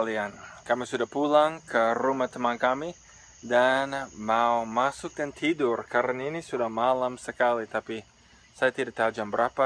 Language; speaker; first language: Indonesian; non-native, fluent; English